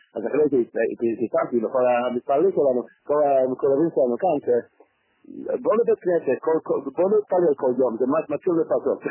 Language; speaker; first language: Hebrew; non-native, fluent; English